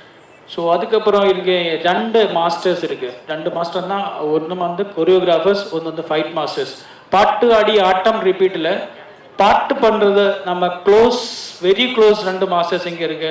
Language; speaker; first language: Tamil; non-native, learner; Malayalam